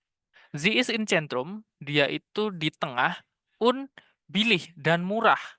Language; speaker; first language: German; non-native, fluent; Indonesian